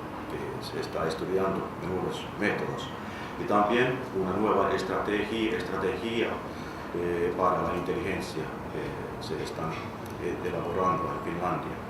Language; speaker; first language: Spanish; non-native, fluent; Finnish